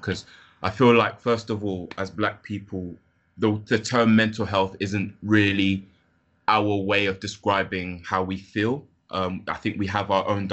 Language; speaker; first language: English; native; English